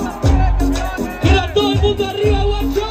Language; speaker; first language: Spanish; native; Spanish